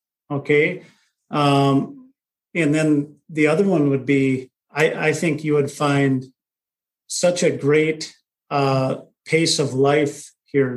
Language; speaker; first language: English; native; English